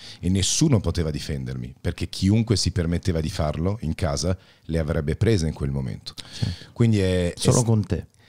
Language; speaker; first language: Italian; early bilingual, heritage; Italian